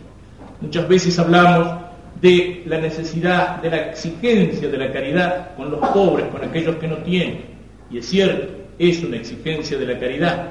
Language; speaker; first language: Spanish; native; Spanish